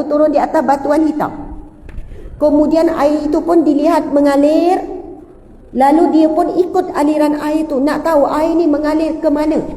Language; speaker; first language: Malay; native; Malay